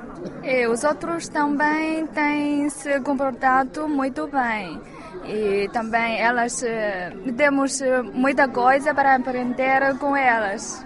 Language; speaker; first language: Portuguese; non-native, fluent; Chinese